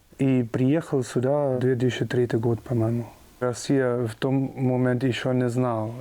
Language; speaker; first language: Russian; non-native, fluent; German